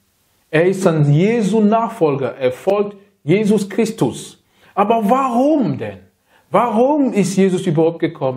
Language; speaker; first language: German; non-native, learner; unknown